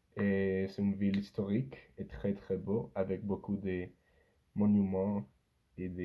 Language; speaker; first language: French; non-native, learner; Spanish